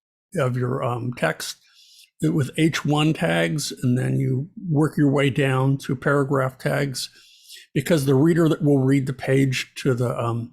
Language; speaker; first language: English; native; English